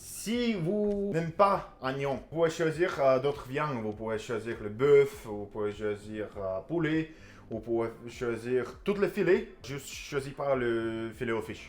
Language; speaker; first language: French; non-native, learner; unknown